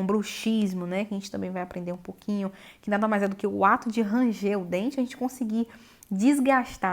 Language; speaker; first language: Portuguese; native; Portuguese